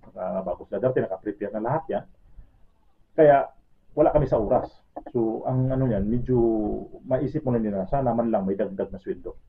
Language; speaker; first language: Filipino; native; Filipino